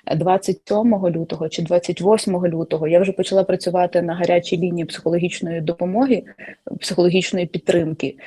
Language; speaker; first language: Ukrainian; native; Ukrainian